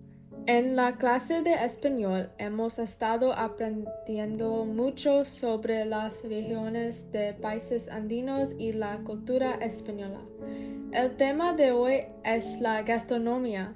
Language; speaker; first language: Spanish; non-native, learner; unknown